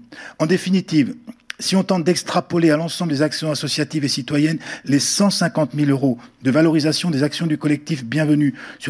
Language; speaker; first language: French; native; French